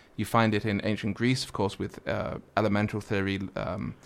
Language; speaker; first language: English; native; English